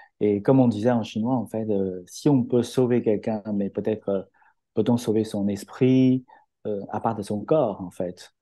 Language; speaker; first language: French; non-native, fluent; Chinese